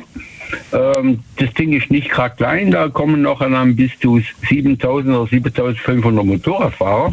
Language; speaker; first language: German; native; German